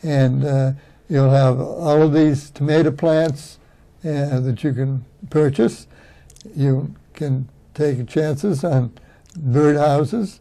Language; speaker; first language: English; native; English